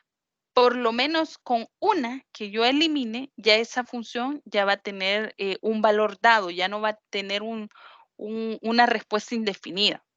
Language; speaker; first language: Spanish; native; Spanish